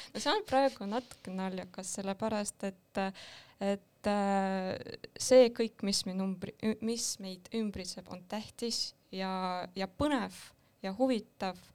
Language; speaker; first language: Estonian; non-native, local second language; Russian